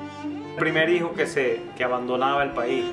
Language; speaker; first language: Spanish; native; Spanish